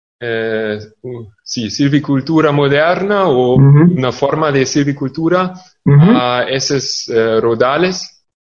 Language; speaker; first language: Spanish; non-native, fluent; German